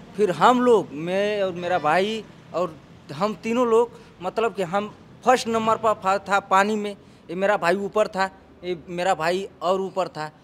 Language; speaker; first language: Hindi; native; Hindi